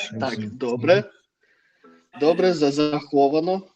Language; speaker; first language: Ukrainian; non-native, learner; Russian